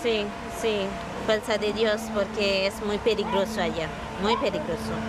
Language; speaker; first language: Spanish; non-native, learner; Haitian Creole